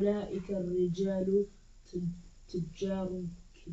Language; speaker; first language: Arabic; non-native, learner; English